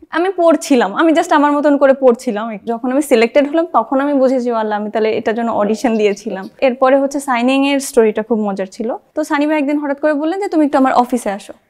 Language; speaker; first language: Bangla; native; Bangla